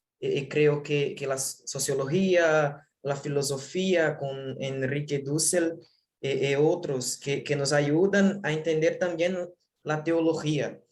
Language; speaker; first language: Spanish; non-native, learner; Portuguese